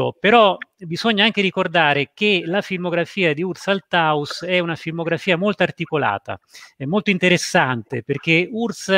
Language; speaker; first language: Italian; native; Italian